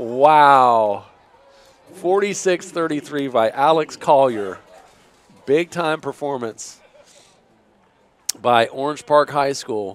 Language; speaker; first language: English; native; English